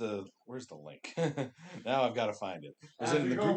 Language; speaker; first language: English; native; English